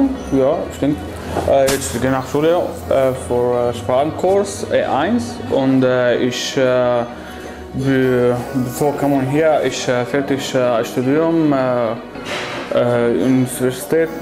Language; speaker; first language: German; non-native, learner; Arabic